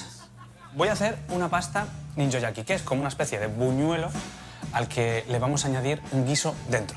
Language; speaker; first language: Spanish; native; Spanish